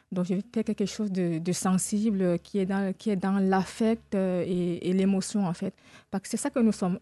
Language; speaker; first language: French; non-native, fluent; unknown